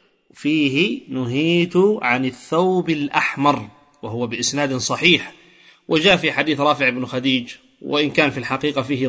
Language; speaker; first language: Arabic; native; Arabic